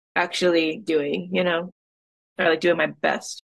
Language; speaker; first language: English; native; English